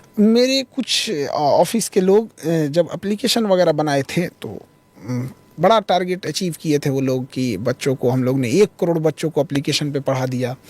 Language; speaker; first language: Hindi; native; Hindi